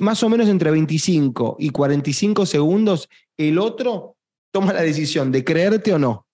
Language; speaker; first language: Spanish; native; Spanish